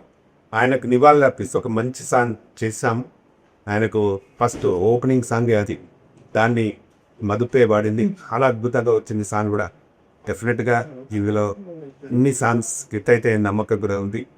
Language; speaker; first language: Telugu; native; Telugu